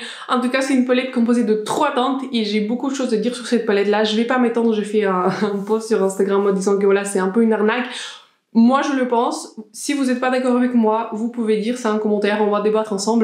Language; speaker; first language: French; native; French